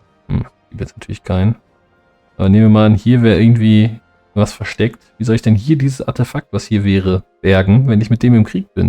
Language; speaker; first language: German; native; German